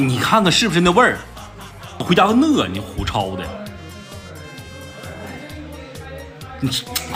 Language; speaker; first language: Chinese; native; Chinese